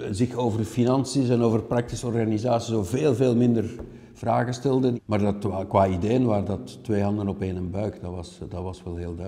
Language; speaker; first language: Dutch; native; Dutch